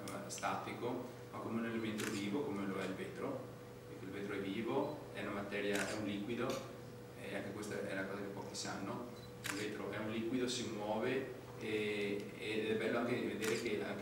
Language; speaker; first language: Italian; native; Italian